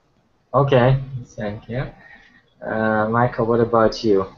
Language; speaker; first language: English; non-native, fluent; Ukrainian